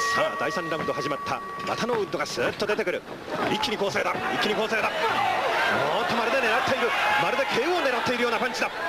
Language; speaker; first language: Japanese; native; Japanese